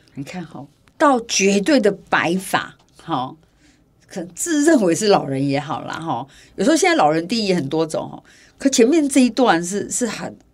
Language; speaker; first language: Chinese; native; Chinese